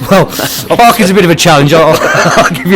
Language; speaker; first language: English; native; English